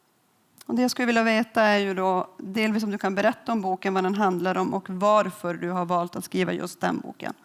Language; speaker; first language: Swedish; native; Swedish